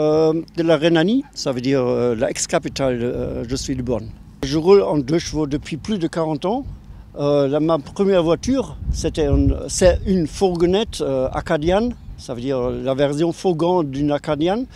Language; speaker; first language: French; non-native, fluent; German